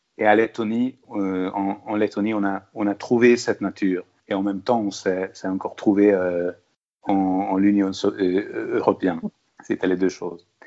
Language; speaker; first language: French; non-native, fluent; Hungarian